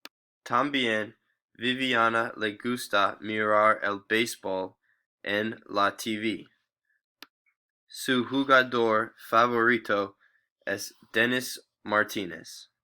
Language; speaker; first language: Spanish; non-native, learner; English